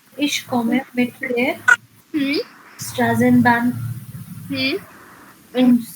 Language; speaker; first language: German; non-native, learner; Hindi